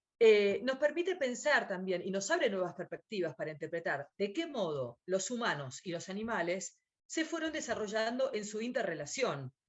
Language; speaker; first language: Spanish; native; Spanish